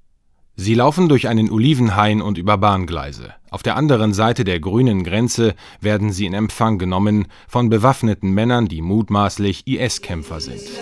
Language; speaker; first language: German; native; German